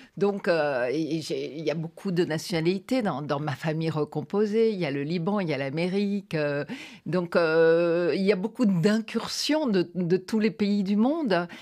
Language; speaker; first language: French; native; French